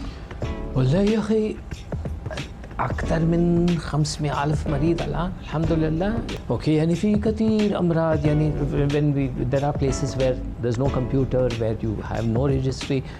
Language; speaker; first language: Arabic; non-native, learner; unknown